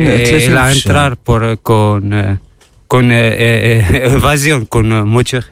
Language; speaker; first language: Spanish; non-native, learner; Arabic